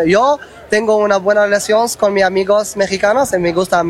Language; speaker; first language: Spanish; non-native, learner; Arabic